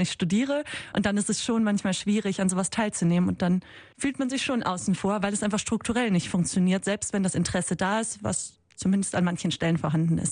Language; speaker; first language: German; native; German